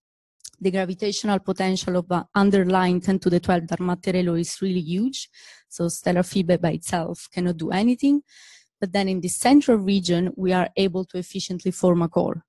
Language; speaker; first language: English; non-native, fluent; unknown